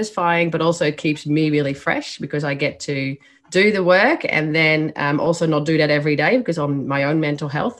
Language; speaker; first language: English; non-native, fluent; Dutch